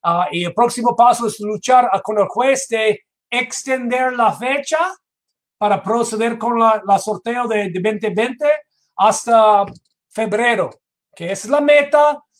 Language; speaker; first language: Spanish; non-native, fluent; English